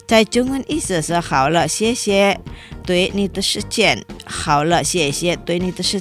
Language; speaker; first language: Chinese; non-native, learner; Indonesian